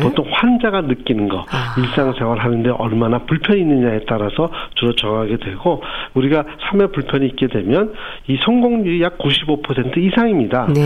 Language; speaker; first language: Korean; native; Korean